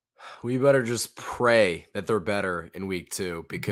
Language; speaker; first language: English; native; English